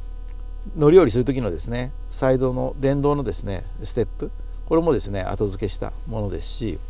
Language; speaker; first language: Japanese; native; Japanese